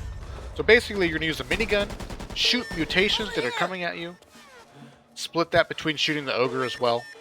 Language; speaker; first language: English; native; English